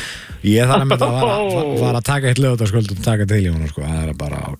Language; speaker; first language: Icelandic; native; Icelandic